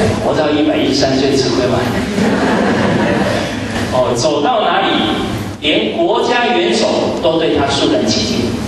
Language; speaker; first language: Chinese; native; Chinese